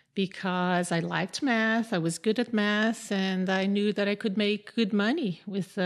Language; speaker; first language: English; non-native, fluent; Portuguese